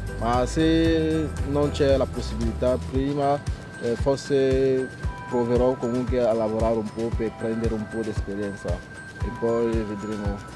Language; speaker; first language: Italian; non-native, fluent; French